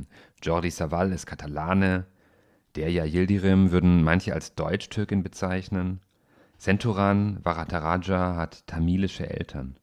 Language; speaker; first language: German; native; German